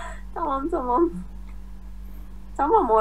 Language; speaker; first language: Turkish; non-native, learner; Indonesian